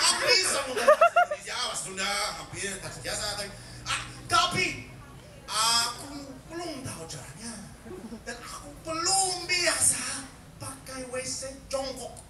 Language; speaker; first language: Indonesian; non-native, fluent; English